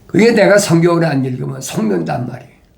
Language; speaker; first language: Korean; native; Korean